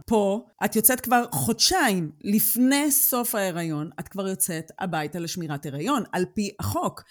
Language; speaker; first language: Hebrew; native; Hebrew